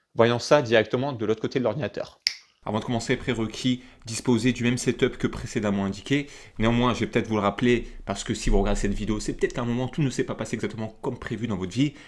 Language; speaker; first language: French; native; French